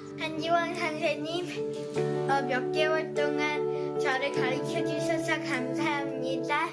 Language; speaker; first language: Korean; early bilingual, heritage; Korean